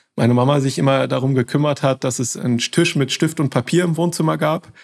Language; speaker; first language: German; native; German